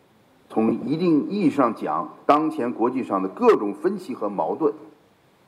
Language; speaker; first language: Chinese; native; Chinese